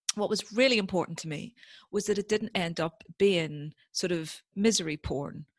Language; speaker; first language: English; native; English